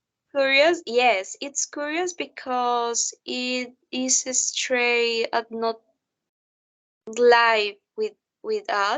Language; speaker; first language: English; non-native, learner; Spanish